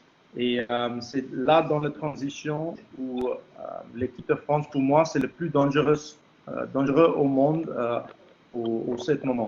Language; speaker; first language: French; non-native, fluent; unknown